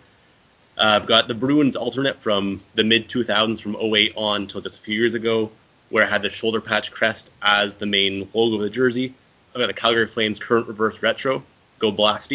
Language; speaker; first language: English; native; English